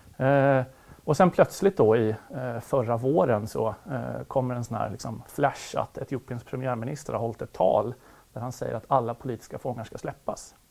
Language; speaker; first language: Swedish; native; Swedish